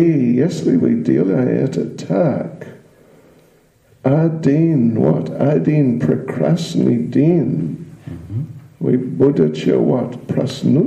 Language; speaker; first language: Russian; non-native, learner; English